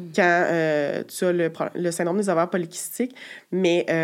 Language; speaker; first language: French; native; French